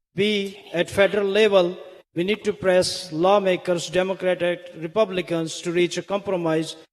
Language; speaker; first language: English; non-native, local second language; Hindi